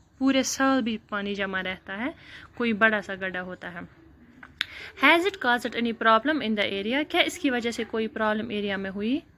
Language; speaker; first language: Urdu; non-native, local second language; Kashmiri